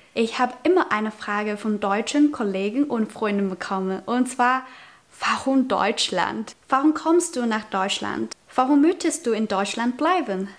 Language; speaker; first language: German; non-native, fluent; Chinese